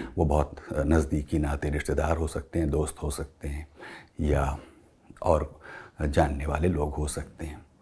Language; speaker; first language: Hindi; native; Hindi